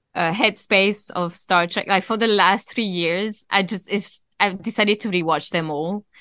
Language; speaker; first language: English; non-native, fluent; French